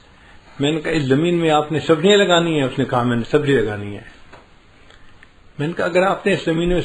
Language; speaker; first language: Urdu; native; Urdu